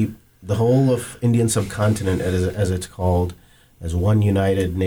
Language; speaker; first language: English; non-native, local second language; Kannada